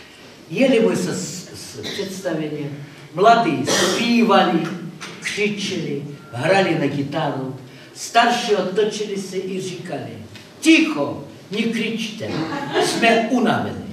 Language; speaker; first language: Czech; non-native, learner; Russian